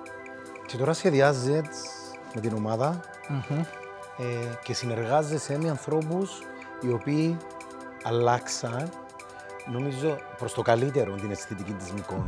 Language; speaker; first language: Greek; native; Greek